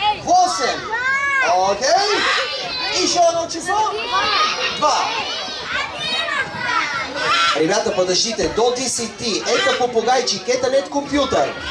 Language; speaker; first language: Russian; non-native, learner; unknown